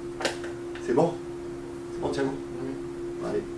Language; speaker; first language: French; native; French